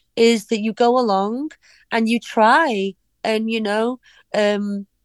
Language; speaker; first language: English; native; English